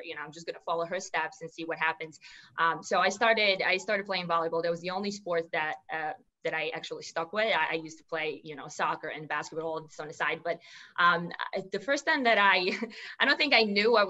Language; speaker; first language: English; non-native, fluent; Serbian